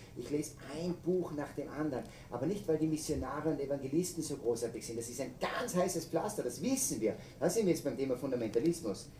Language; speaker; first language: German; native; German